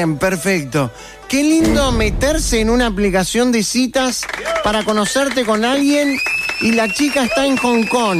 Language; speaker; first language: Spanish; native; Spanish